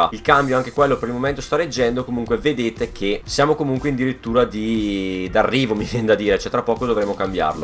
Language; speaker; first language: Italian; native; Italian